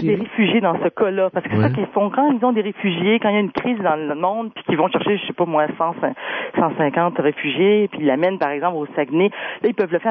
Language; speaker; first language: French; native; French